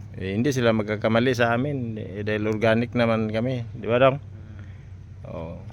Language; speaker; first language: Filipino; native; Filipino